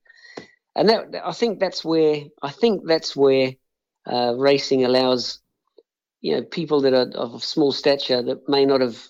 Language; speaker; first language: English; native; English